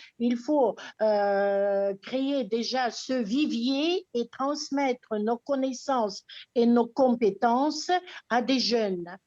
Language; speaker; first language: French; non-native, fluent; Russian